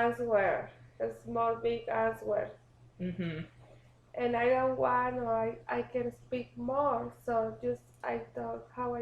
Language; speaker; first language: English; non-native, learner; Spanish